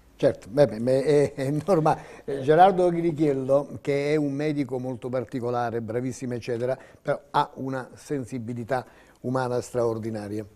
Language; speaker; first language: Italian; native; Italian